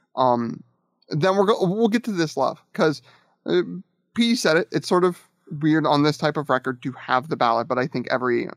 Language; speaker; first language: English; native; English